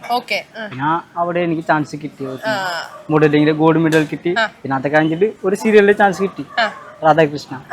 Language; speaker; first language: Malayalam; non-native, local second language; Odia